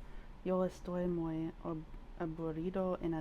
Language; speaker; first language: Spanish; non-native, learner; English